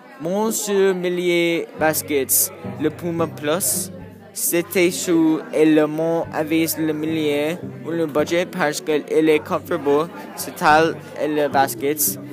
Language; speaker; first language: French; non-native, learner; English